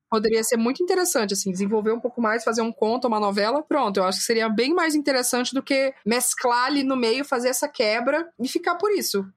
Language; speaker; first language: Portuguese; native; Portuguese